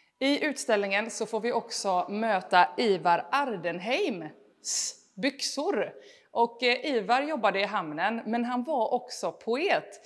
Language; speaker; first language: Swedish; native; Swedish